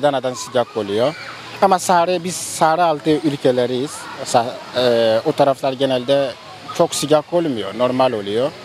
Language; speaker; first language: Turkish; non-native, fluent; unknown